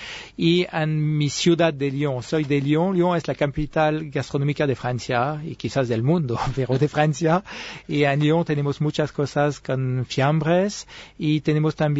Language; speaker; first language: Spanish; non-native, fluent; French